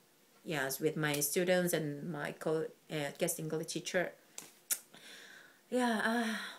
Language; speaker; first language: English; non-native, learner; Korean